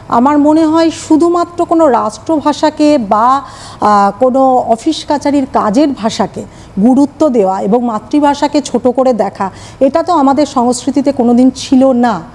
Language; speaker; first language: Bangla; native; Bangla